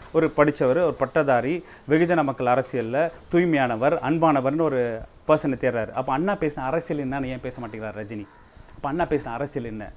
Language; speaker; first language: Tamil; native; Tamil